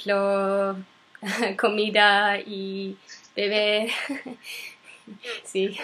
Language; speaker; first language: Spanish; non-native, learner; English